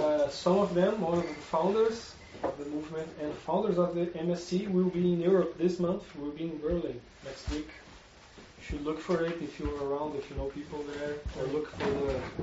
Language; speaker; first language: English; non-native, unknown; Portuguese